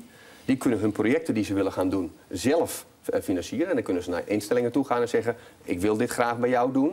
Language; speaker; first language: Dutch; native; Dutch